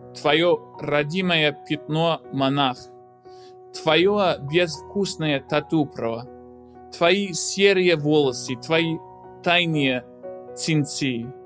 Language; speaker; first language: Russian; non-native, fluent; English